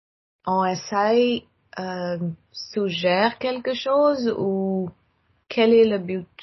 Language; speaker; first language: French; non-native, learner; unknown